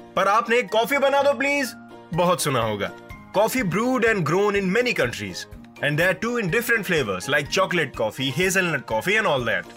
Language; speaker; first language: Hindi; native; Hindi